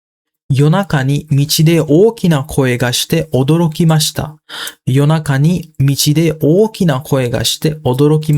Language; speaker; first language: Japanese; non-native, fluent; Sinhala